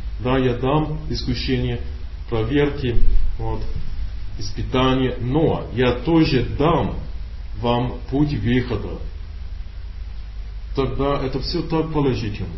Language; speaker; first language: Russian; non-native, learner; English